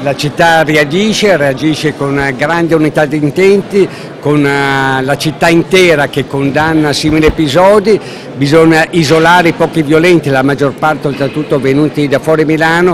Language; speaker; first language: Italian; native; Italian